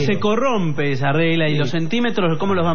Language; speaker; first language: Spanish; native; Spanish